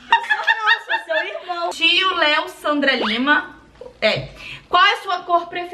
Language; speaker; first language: Portuguese; native; Portuguese